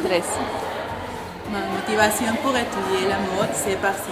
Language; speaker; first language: French; non-native, learner; Spanish